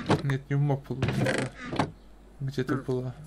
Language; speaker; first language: Russian; native; Russian